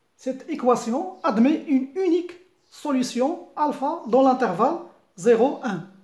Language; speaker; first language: French; non-native, local second language; Arabic